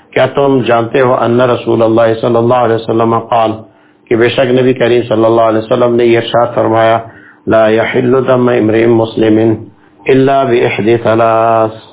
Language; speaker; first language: Urdu; non-native, local second language; Pashto